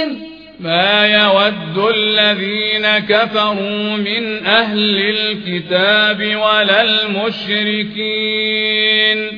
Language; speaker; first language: Arabic; native; Arabic